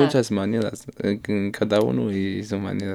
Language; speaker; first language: Spanish; non-native, learner; Arabic